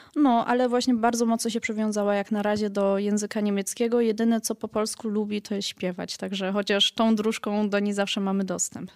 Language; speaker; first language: Polish; early bilingual, heritage; Polish